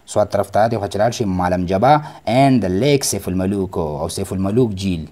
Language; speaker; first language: Urdu; non-native, local second language; Pashto